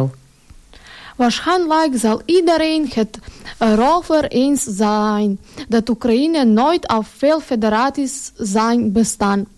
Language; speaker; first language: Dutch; non-native, learner; Ukrainian